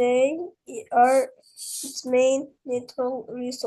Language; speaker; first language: English; non-native, learner; Indonesian